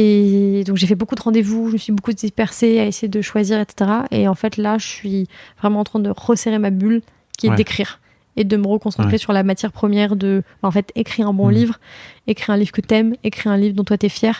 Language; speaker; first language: French; native; French